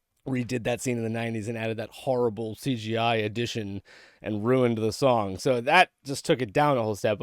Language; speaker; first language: English; native; English